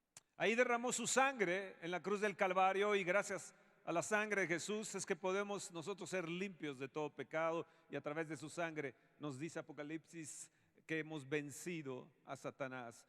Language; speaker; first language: Spanish; native; Spanish